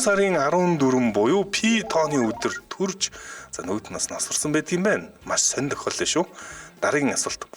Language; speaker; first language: Mongolian; native; Mongolian